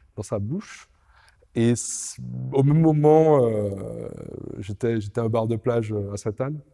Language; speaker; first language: French; native; French